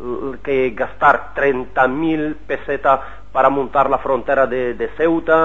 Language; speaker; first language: Spanish; non-native, learner; Arabic